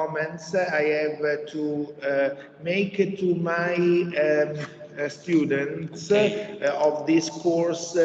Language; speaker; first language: English; non-native, fluent; Italian